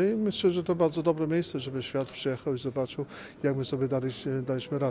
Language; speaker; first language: Polish; early bilingual, heritage; Polish